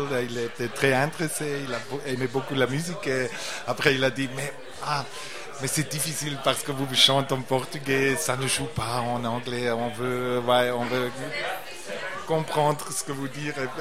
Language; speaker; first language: French; non-native, learner; Portuguese